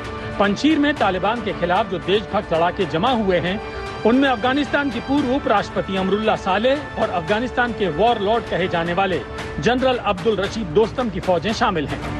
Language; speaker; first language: Hindi; native; Hindi